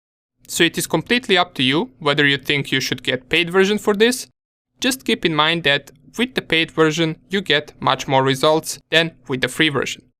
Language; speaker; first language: English; non-native, fluent; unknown